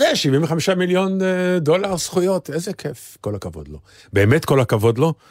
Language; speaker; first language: Hebrew; native; Hebrew